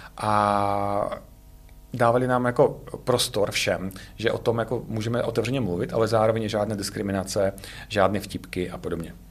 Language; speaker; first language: Czech; non-native, fluent; Russian